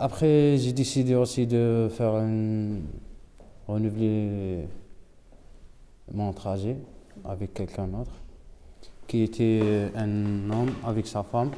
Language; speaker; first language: French; non-native, local second language; Arabic